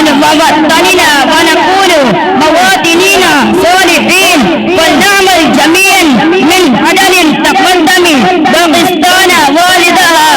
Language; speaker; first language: Arabic; non-native, learner; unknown